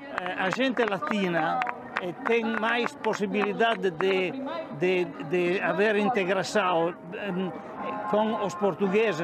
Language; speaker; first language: Portuguese; non-native, learner; Italian